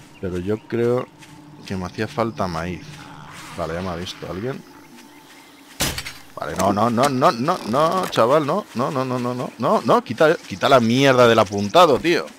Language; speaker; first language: Spanish; native; Spanish